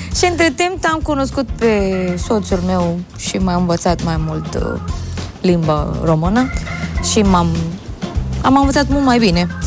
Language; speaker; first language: Romanian; non-native, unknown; Filipino